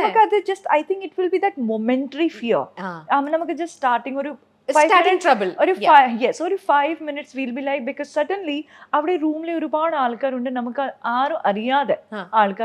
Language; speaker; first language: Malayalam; non-native, local second language; Punjabi